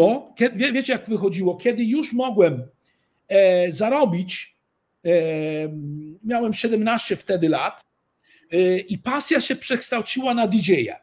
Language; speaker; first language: Polish; early bilingual, heritage; Italian